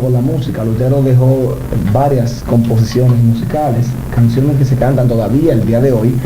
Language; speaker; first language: Spanish; native; Spanish